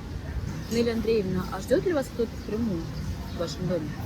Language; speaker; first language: Russian; native; Russian